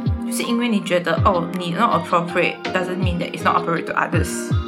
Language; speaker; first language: English; non-native, local second language; Chinese